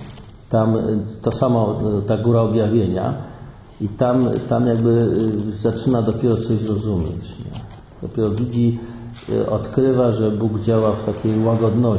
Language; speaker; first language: Polish; native; Polish